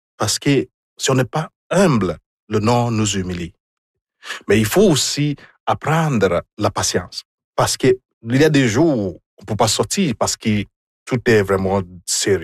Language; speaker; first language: French; non-native, fluent; Igbo